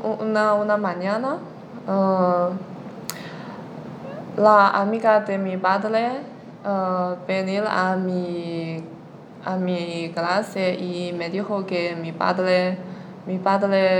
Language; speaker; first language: Spanish; non-native, learner; Chinese